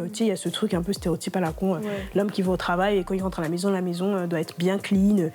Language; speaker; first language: French; non-native, local second language; Lingala